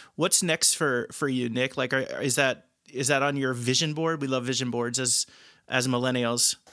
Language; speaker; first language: English; native; English